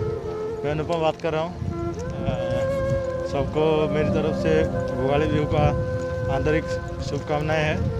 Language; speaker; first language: Hindi; non-native, local second language; Assamese